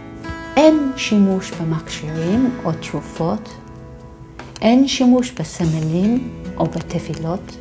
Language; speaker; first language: Hebrew; non-native, fluent; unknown